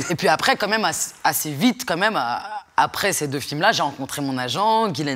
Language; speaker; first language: French; native; French